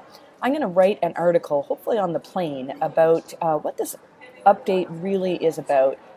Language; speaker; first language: English; native; English